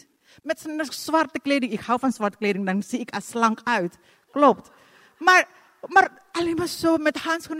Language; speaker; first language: Dutch; non-native, fluent; Indonesian